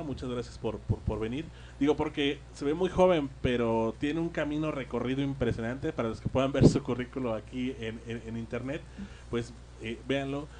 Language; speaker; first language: Spanish; native; Spanish